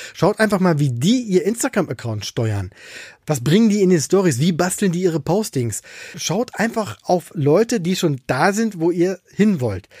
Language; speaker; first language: German; native; German